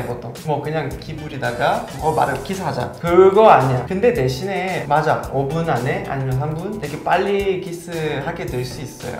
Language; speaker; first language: Korean; non-native, fluent; Portuguese